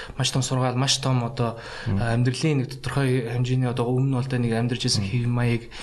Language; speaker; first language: Mongolian; early bilingual, other home language; Russian